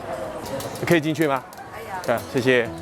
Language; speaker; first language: Chinese; non-native, local second language; Cantonese